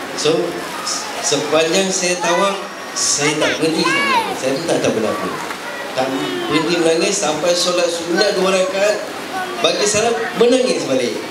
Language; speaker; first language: Malay; non-native, local second language; Chinese